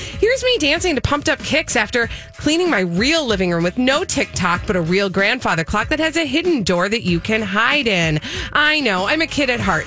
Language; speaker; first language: English; native; English